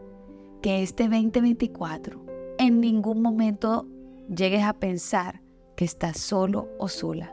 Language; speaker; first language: Spanish; native; Spanish